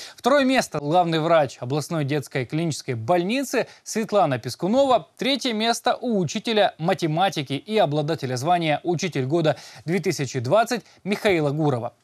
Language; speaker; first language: Russian; native; Russian